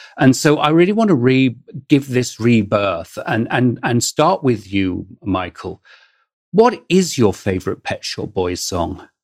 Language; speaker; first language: English; native; English